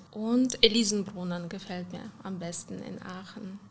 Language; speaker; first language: German; non-native, fluent; Romanian